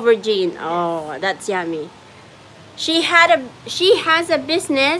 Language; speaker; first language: English; non-native, local second language; Filipino